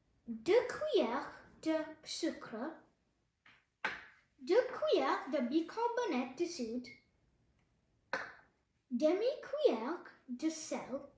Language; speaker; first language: French; non-native, learner; Tamil